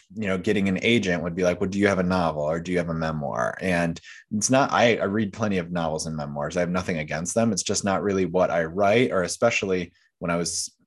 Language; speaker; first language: English; native; English